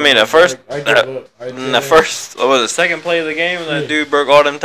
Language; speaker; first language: English; native; English